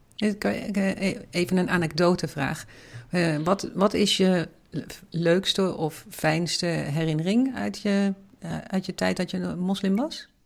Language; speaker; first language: Dutch; native; Dutch